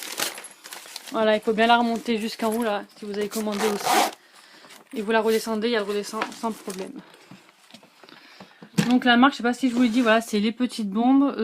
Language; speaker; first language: French; native; French